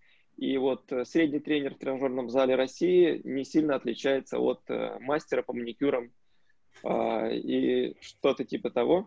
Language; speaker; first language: Russian; native; Russian